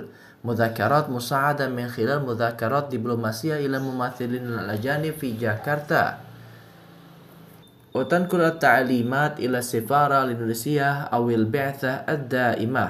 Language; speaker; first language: Arabic; non-native, fluent; Indonesian